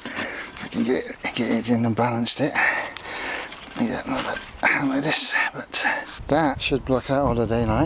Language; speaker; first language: English; native; English